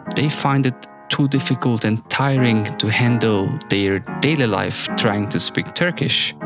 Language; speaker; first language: English; non-native, fluent; Turkish